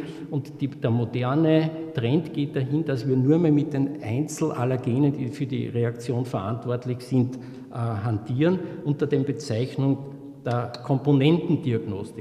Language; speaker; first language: German; native; German